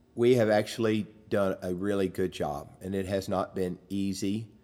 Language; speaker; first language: English; native; English